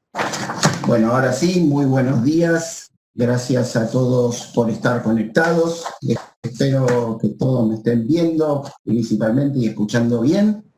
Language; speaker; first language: Spanish; native; Spanish